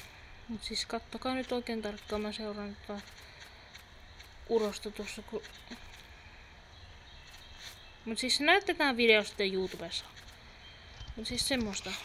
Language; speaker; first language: Finnish; native; Finnish